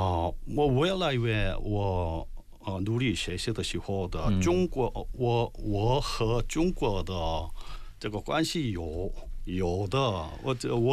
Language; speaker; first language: Chinese; non-native, learner; Korean